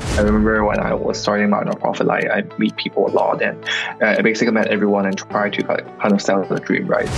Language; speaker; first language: English; non-native, local second language; Cantonese